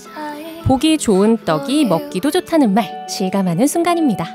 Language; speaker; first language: Korean; native; Korean